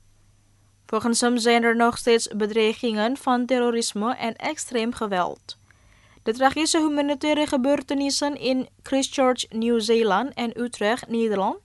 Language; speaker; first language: Dutch; non-native, fluent; Indonesian